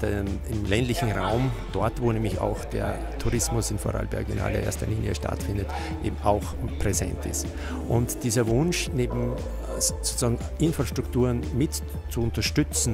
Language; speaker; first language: German; native; German